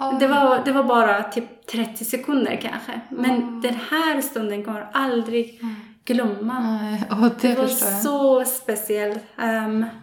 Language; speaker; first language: Swedish; non-native, fluent; Persian